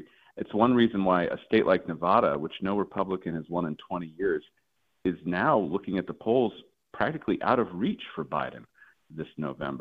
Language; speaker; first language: English; native; English